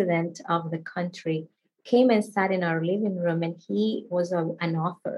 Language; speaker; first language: English; non-native, fluent; Spanish